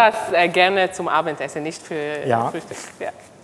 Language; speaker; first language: German; non-native, learner; Hebrew